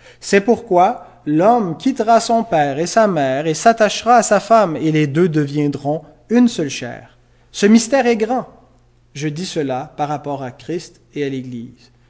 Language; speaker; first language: French; native; French